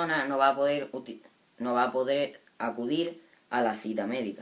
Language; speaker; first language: Spanish; native; Spanish